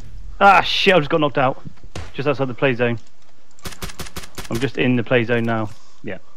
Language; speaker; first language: English; native; English